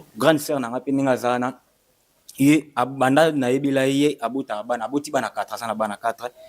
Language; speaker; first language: Lingala; non-native, local second language; Kongo